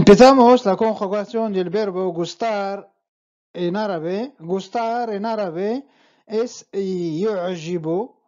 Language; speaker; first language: Spanish; non-native, fluent; Arabic